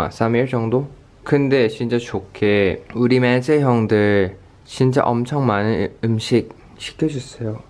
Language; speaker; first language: Korean; non-native, fluent; Thai